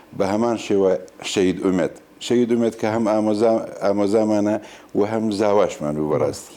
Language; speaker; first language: Central Kurdish; non-native, local second language; Gurani